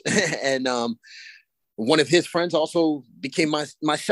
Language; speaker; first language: English; native; English